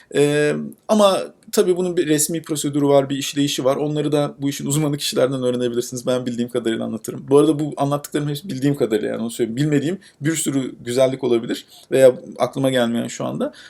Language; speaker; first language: Turkish; native; Turkish